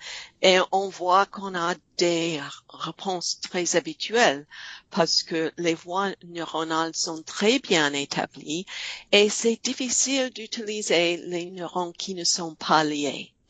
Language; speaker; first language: French; non-native, fluent; English